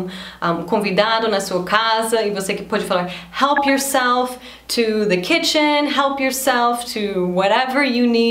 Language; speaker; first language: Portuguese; non-native, fluent; English